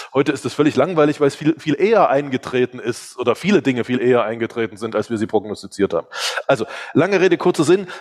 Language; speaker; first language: German; early bilingual, other home language; Hungarian